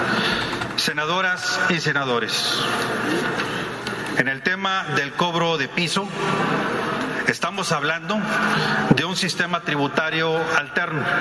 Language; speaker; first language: Spanish; native; Spanish